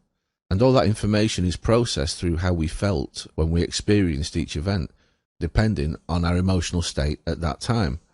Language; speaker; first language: English; native; English